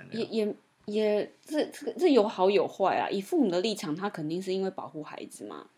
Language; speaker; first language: Chinese; native; Chinese